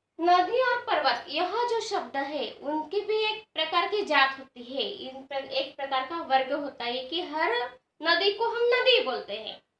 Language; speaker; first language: Hindi; non-native, local second language; Marathi